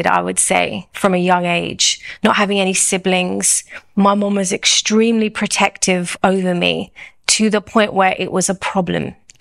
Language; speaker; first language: English; native; English